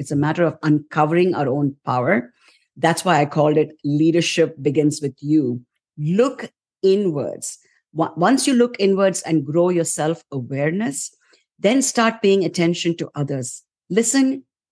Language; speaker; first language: English; non-native, local second language; Tamil